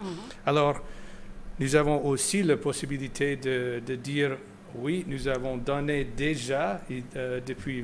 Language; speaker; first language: French; non-native, fluent; English